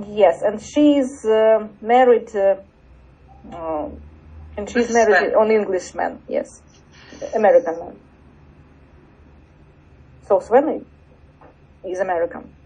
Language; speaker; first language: English; non-native, learner; Russian